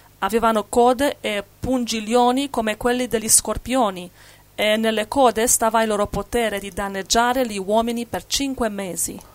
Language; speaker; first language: Italian; non-native, fluent; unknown